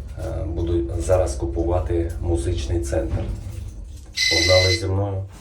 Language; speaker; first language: Ukrainian; non-native, local second language; Russian